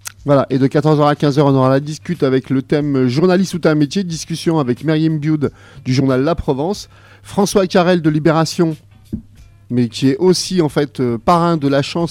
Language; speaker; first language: French; native; French